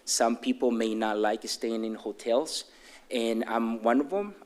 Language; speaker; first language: English; non-native, fluent; Spanish